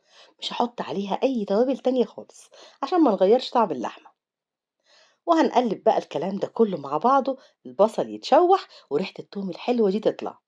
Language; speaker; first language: Arabic; native; Arabic